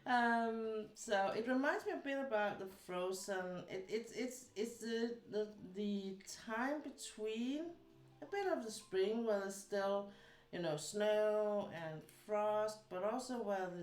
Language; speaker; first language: English; non-native, fluent; Danish